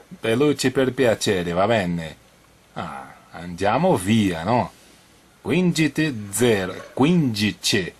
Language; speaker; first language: Italian; non-native, learner; Portuguese